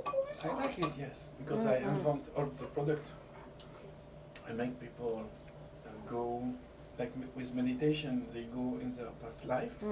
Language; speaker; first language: English; non-native, fluent; French